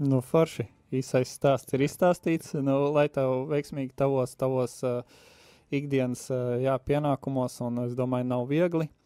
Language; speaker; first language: Latvian; native; Latvian